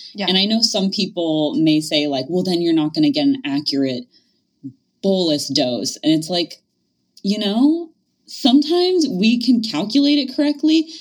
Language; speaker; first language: English; native; English